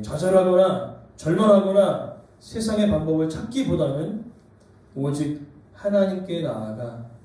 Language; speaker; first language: Korean; native; Korean